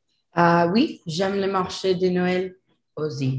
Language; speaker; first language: French; non-native, learner; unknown